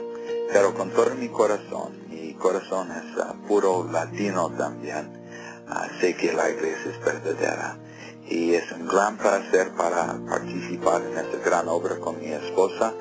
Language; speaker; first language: Spanish; non-native, fluent; English